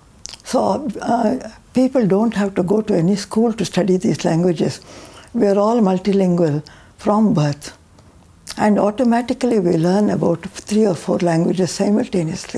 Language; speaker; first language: English; non-native, local second language; Tamil